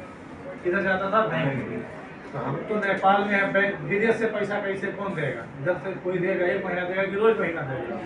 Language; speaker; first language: Hindi; non-native, learner; Nepali